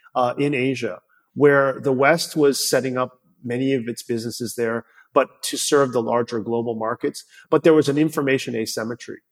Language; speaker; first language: English; native; English